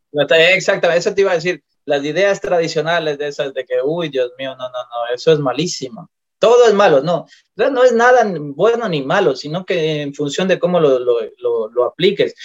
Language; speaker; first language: Spanish; native; Spanish